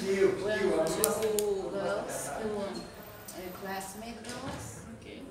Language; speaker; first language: English; non-native, learner; Lithuanian